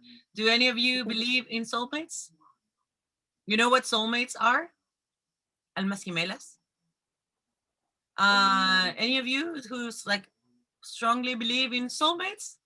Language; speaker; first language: English; non-native, fluent; Spanish